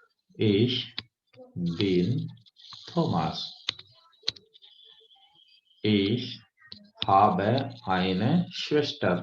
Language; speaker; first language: German; non-native, fluent; Hindi